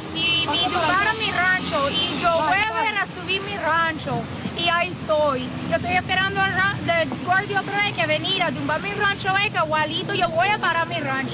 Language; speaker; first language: Spanish; non-native, learner; English